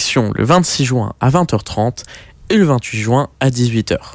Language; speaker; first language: French; native; French